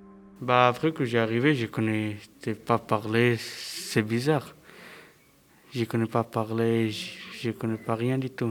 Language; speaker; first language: French; non-native, fluent; Serbian